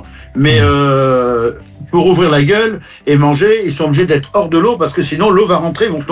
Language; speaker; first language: French; native; French